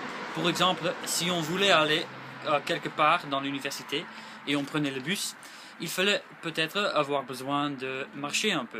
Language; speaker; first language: French; non-native, learner; English